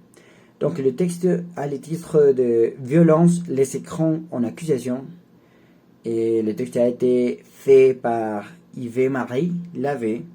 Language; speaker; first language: French; non-native, learner; Spanish